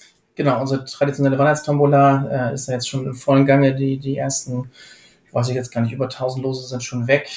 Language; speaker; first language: German; native; German